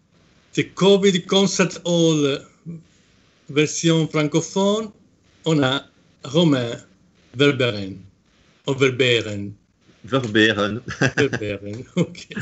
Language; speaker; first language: French; non-native, fluent; Italian